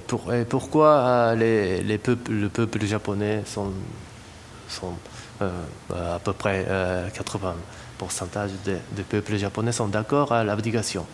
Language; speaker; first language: French; non-native, fluent; Japanese